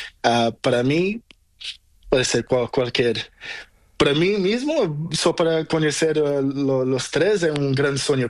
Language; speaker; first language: Spanish; non-native, learner; Portuguese